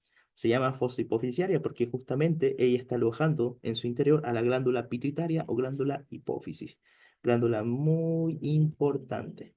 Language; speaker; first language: Spanish; native; Spanish